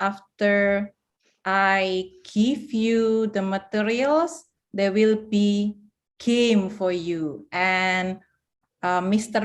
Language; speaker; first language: English; non-native, fluent; Indonesian